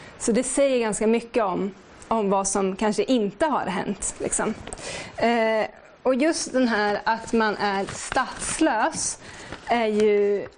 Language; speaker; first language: Swedish; native; Swedish